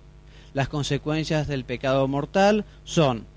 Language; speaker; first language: Spanish; native; Spanish